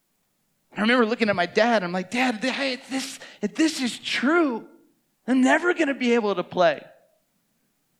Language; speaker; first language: English; native; English